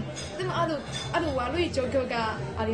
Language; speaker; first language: Japanese; non-native, learner; Chinese